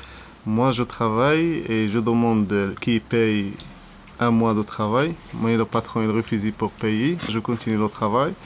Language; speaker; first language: French; non-native, learner; Arabic